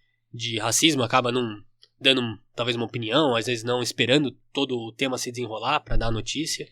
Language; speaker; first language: Portuguese; native; Portuguese